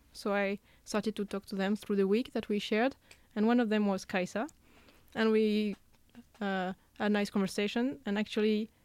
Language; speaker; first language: English; non-native, fluent; French